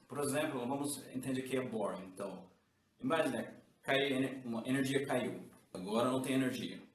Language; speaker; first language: Portuguese; non-native, learner; English